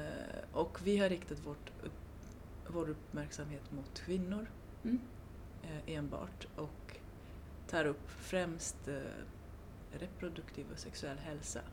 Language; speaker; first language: Swedish; non-native, fluent; Romanian